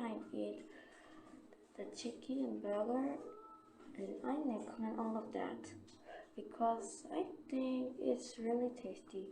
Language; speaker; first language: English; non-native, learner; Korean